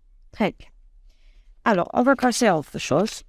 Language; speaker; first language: French; non-native, local second language; Arabic